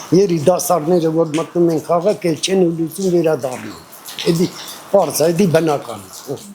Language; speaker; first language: Armenian; native; Armenian